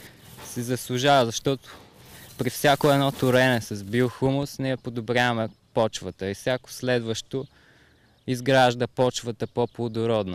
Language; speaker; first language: Bulgarian; native; Bulgarian